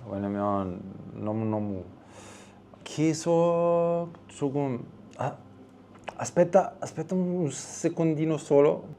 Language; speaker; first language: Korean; non-native, learner; Italian